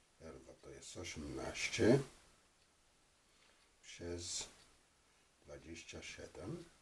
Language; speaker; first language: Polish; non-native, fluent; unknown